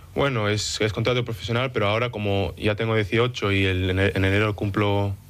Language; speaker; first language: Spanish; early bilingual, other home language; English